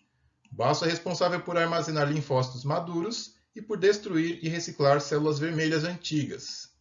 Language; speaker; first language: Portuguese; native; Portuguese